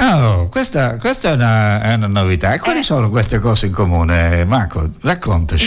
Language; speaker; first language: Italian; native; Italian